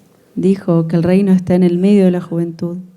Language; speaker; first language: Spanish; native; Spanish